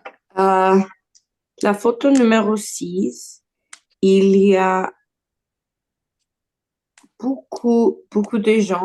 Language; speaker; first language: French; non-native, learner; Portuguese